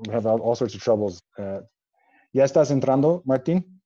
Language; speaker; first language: Spanish; non-native, fluent; English